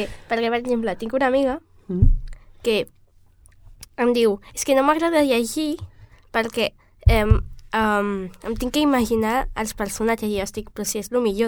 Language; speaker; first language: Catalan; non-native, local second language; Spanish